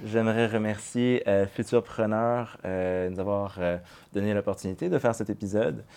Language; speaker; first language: French; native; French